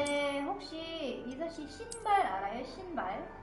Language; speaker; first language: Korean; non-native, fluent; Indonesian